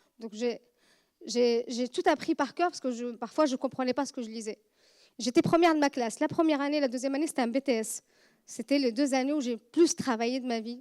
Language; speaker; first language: French; non-native, fluent; Arabic